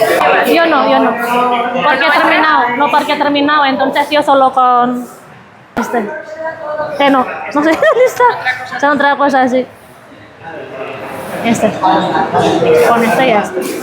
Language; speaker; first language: Spanish; non-native, learner; Indonesian